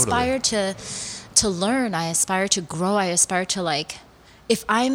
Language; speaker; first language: English; early bilingual, other home language; Korean